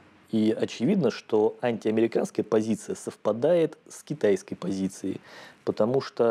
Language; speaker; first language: Russian; native; Russian